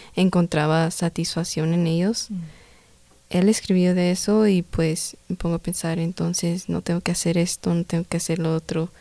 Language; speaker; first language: Spanish; early bilingual, heritage; Spanish